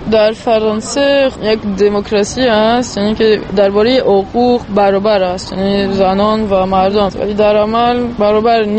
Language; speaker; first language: Persian; non-native, fluent; French